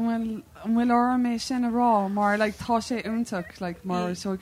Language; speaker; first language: Irish; non-native, local second language; English